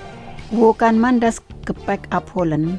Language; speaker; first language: German; non-native, fluent; Indonesian